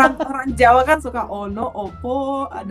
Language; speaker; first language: Indonesian; non-native, fluent; Russian